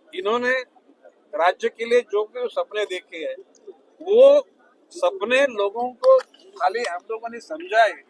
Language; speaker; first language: Hindi; non-native, local second language; Marathi